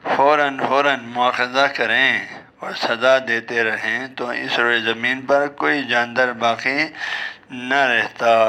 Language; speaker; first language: Urdu; non-native, local second language; Balti